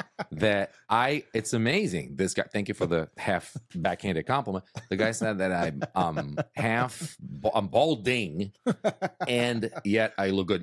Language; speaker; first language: English; non-native, fluent; Portuguese